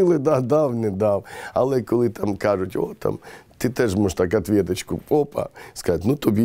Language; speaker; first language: Ukrainian; non-native, local second language; Romany